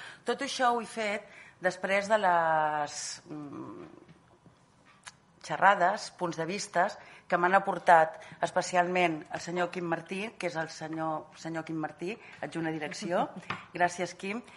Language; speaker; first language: Catalan; native; Catalan